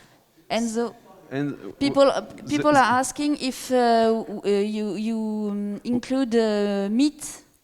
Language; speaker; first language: English; non-native, fluent; French